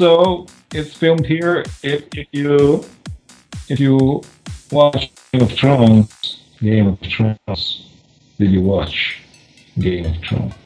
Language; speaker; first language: English; non-native, fluent; Croatian